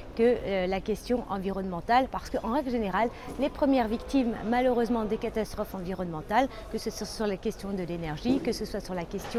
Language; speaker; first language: French; native; French